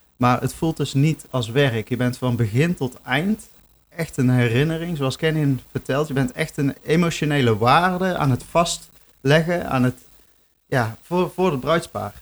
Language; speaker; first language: Dutch; native; Dutch